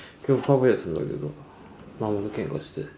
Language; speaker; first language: Japanese; native; Japanese